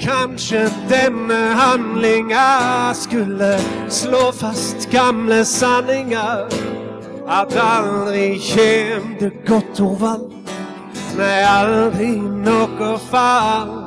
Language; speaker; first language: Norwegian; native; Norwegian